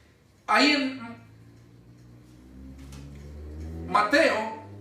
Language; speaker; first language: Spanish; native; Spanish